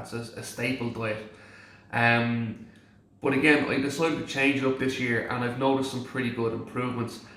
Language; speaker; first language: English; native; English